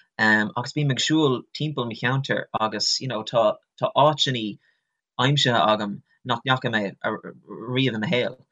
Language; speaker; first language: Irish; non-native, local second language; English